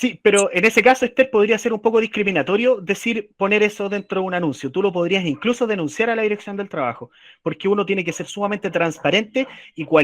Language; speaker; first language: Spanish; native; Spanish